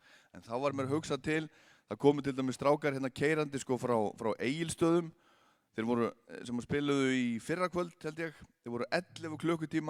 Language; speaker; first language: Icelandic; native; Icelandic